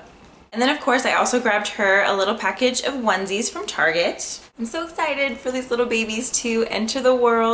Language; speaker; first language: English; native; English